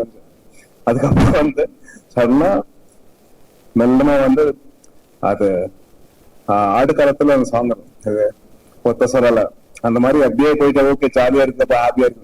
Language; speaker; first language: Tamil; non-native, local second language; Telugu